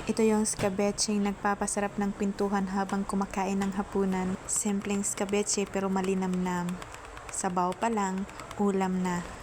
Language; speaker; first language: Filipino; non-native, local second language; Cebuano